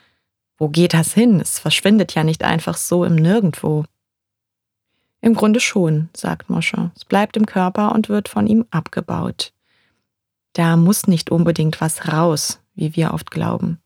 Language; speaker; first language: German; native; German